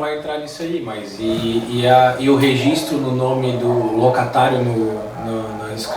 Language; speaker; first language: Portuguese; native; Portuguese